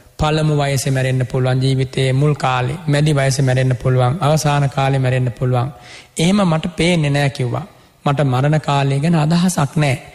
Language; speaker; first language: Sinhala; native; Sinhala